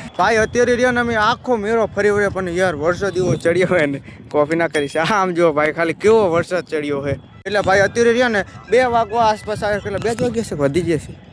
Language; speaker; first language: Gujarati; native; Gujarati